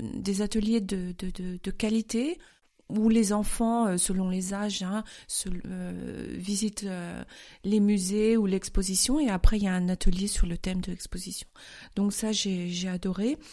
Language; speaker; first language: French; native; French